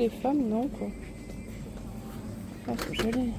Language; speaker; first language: French; native; French